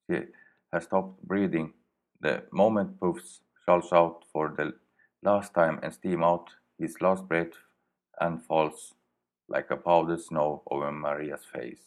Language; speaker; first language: English; non-native, learner; Swedish